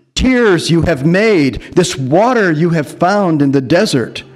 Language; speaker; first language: English; early bilingual, other home language; Spanish